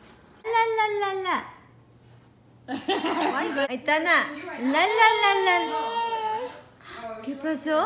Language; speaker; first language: Spanish; early bilingual, heritage; Spanish